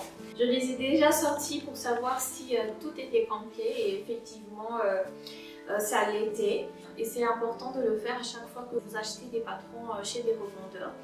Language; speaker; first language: French; native; French